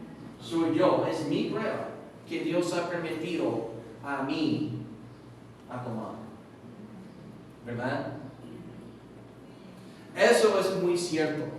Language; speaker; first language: Spanish; non-native, fluent; English